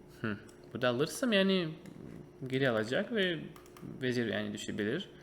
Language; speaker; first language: Turkish; non-native, fluent; Russian